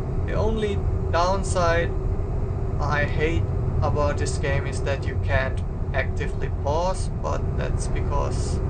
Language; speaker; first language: English; non-native, fluent; German